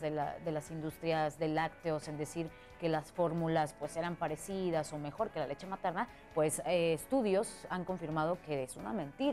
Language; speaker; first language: Spanish; native; Spanish